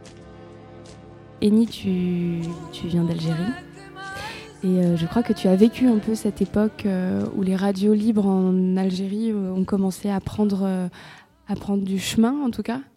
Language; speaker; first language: French; native; French